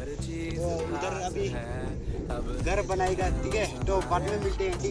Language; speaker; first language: Hindi; non-native, local second language; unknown